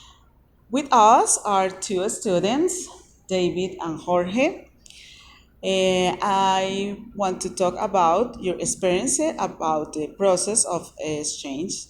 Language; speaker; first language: English; non-native, learner; Spanish